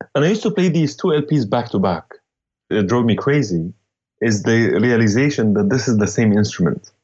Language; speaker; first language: English; non-native, fluent; Arabic